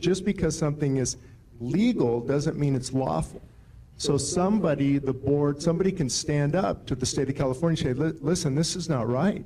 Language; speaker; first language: English; native; English